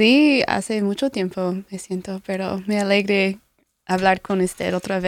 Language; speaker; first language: Spanish; non-native, learner; English